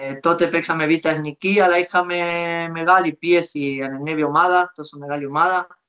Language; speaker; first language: Greek; non-native, fluent; Spanish